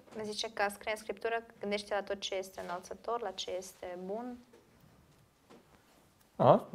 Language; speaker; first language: Romanian; non-native, local second language; Russian